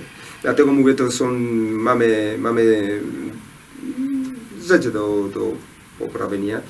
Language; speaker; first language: Polish; non-native, learner; Spanish